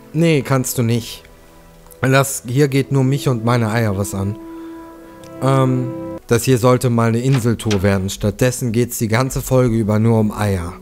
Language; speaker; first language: German; native; German